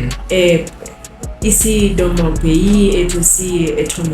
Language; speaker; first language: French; non-native, learner; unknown